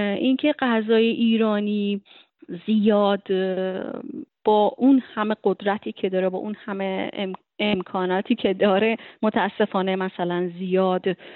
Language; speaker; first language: Persian; native; Persian